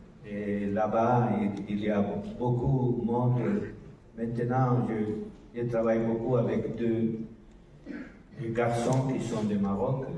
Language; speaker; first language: French; non-native, learner; Spanish